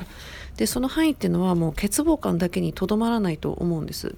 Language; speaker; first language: Japanese; native; Japanese